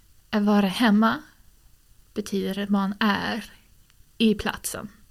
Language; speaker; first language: Swedish; non-native, fluent; English